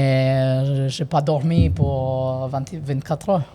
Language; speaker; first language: French; non-native, learner; Italian